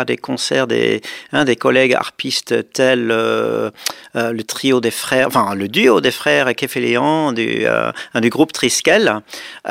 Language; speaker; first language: French; non-native, fluent; Dutch